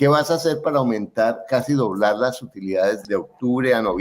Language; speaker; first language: Spanish; native; Spanish